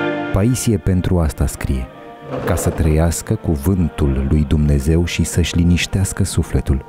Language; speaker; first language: Romanian; native; Romanian